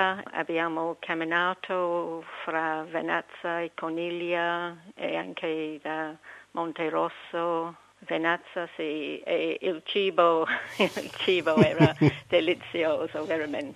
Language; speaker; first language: Italian; non-native, learner; English